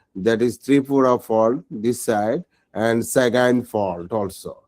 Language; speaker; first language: English; non-native, local second language; Bangla